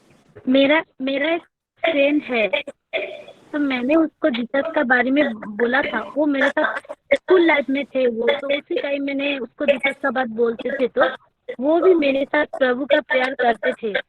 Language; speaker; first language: Hindi; non-native, local second language; Bangla